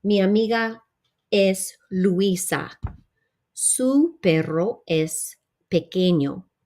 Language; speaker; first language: Spanish; non-native, fluent; English